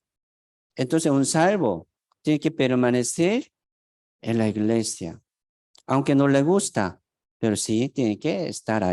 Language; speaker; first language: Spanish; non-native, fluent; Korean